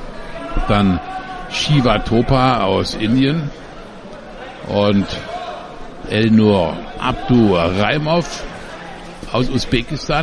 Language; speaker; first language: German; native; German